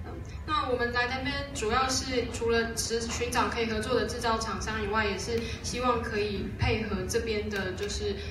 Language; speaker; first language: Chinese; native; Chinese